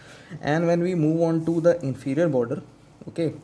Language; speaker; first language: English; non-native, local second language; Hindi